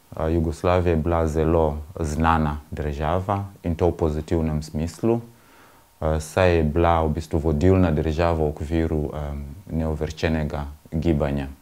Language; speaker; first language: Slovenian; non-native, fluent; Shona